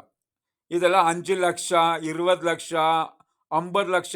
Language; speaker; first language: Tamil; non-native, learner; Kannada